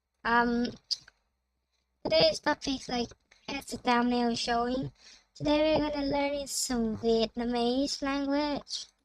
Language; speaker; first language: English; non-native, fluent; Thai